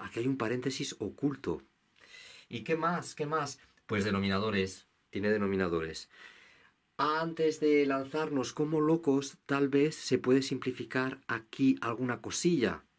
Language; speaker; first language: Spanish; native; Spanish